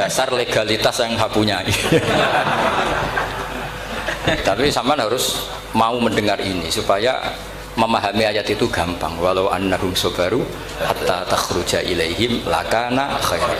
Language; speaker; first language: Indonesian; non-native, local second language; Javanese